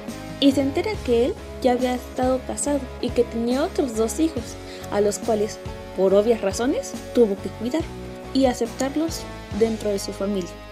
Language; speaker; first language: Spanish; native; Spanish